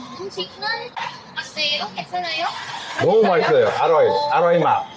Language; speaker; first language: Korean; native; Korean